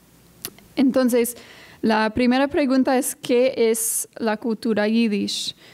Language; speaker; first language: Spanish; non-native, fluent; English